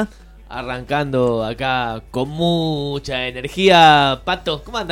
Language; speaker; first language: Spanish; native; Spanish